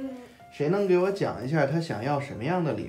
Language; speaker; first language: Chinese; native; Chinese